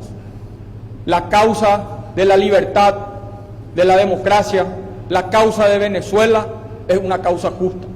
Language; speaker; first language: Spanish; native; Spanish